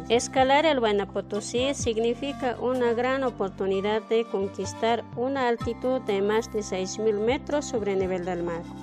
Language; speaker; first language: Spanish; native; Spanish